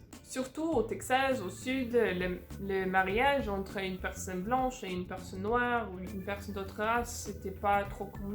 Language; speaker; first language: French; non-native, fluent; English